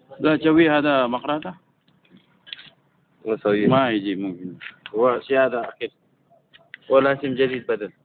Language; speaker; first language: Arabic; non-native, learner; Hindi